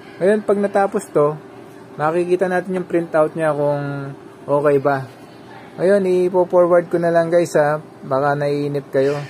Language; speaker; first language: Filipino; non-native, local second language; Pampanga